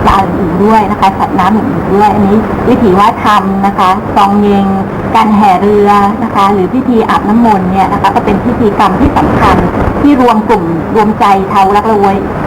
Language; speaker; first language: Thai; native; Thai